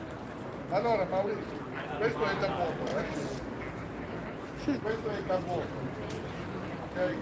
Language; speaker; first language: Italian; native; Italian